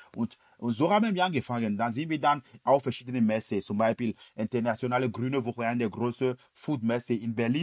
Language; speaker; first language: German; non-native, fluent; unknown